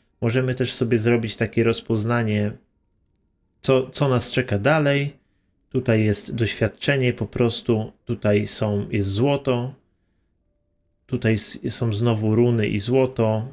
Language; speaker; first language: Polish; native; Polish